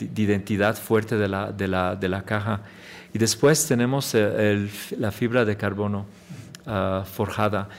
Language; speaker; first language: Spanish; early bilingual, heritage; Spanish